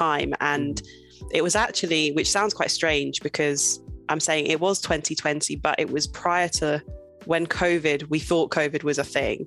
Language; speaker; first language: English; native; English